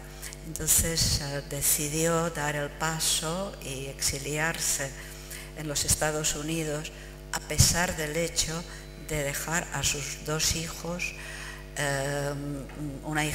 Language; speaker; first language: Spanish; non-native, fluent; Czech